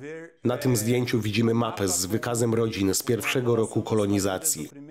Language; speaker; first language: Polish; native; Polish